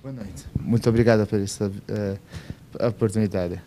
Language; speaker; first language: Portuguese; non-native, fluent; Maltese